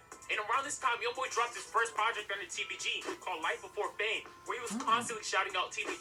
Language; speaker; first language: English; native; English